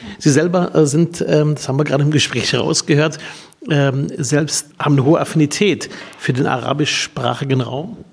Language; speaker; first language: German; early bilingual, other home language; Arabic